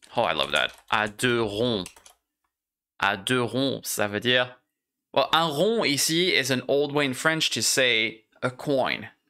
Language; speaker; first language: French; native; French